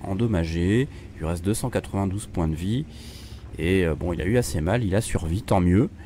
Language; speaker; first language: French; native; French